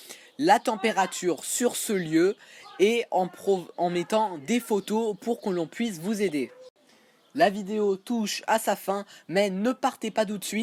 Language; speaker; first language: French; native; French